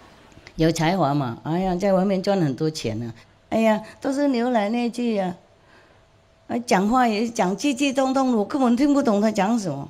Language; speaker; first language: Chinese; non-native, fluent; Vietnamese